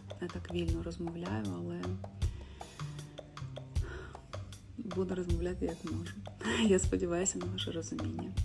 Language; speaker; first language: Ukrainian; non-native, local second language; Russian